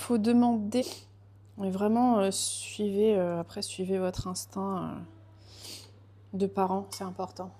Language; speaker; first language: French; native; French